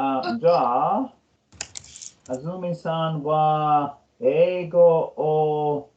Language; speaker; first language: Japanese; non-native, learner; English